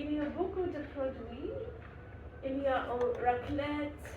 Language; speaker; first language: French; non-native, learner; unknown